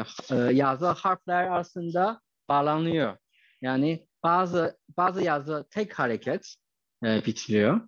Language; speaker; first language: Turkish; non-native, fluent; Chinese